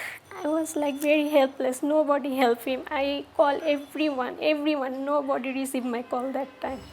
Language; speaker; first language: English; non-native, local second language; Bangla